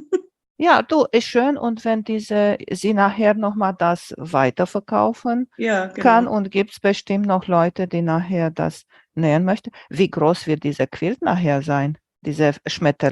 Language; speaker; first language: German; non-native, fluent; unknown